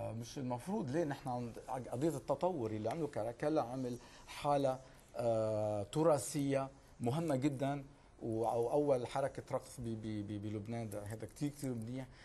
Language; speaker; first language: Arabic; native; Arabic